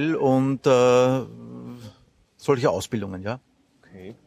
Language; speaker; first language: German; native; German